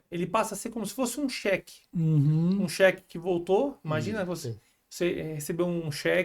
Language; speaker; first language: Portuguese; native; Portuguese